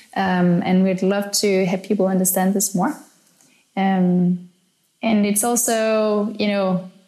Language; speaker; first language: English; non-native, fluent; Danish